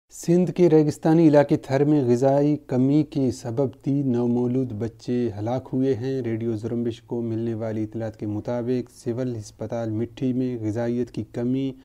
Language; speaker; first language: Urdu; non-native, local second language; Baluchi